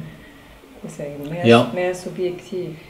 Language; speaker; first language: German; non-native, learner; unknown